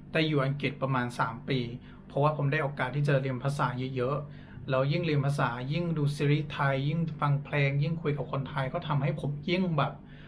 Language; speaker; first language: Thai; non-native, fluent; English